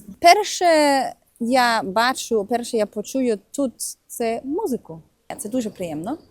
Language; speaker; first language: Ukrainian; non-native, learner; German